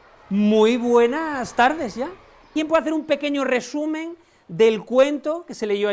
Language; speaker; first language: Spanish; native; Spanish